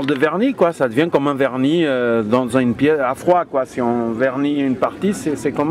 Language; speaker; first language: French; non-native, fluent; Portuguese